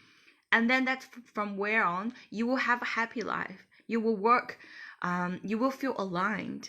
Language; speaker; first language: English; non-native, fluent; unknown